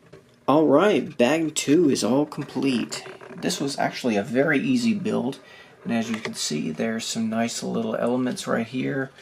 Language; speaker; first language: English; native; English